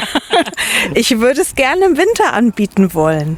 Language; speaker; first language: German; native; German